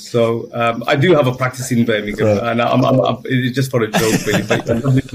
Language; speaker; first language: English; native; English